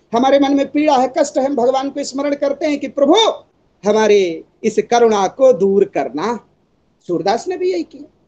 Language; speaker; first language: Hindi; native; Hindi